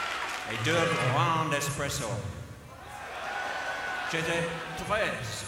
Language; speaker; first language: French; non-native, learner; English